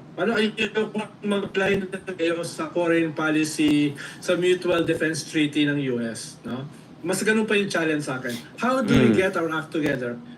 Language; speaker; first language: Filipino; native; Filipino